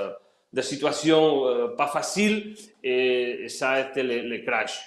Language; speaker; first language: French; non-native, fluent; Spanish